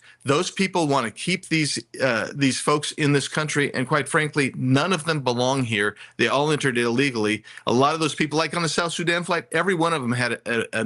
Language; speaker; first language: English; native; English